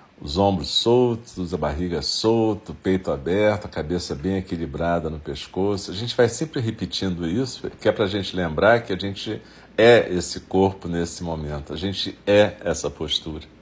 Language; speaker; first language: Portuguese; native; Portuguese